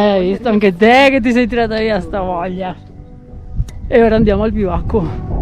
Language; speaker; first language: Italian; native; Italian